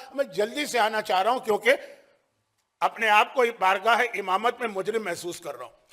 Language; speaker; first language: Urdu; native; Urdu